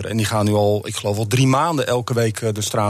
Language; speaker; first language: Dutch; native; Dutch